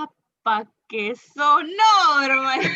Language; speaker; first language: Spanish; native; Spanish